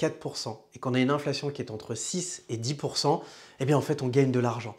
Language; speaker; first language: French; native; French